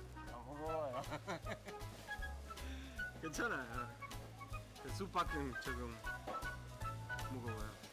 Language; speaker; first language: Korean; non-native, learner; Italian